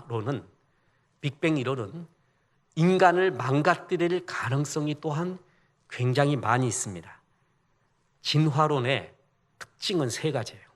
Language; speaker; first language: Korean; native; Korean